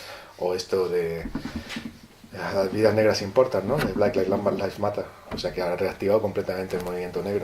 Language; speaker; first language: Spanish; native; Spanish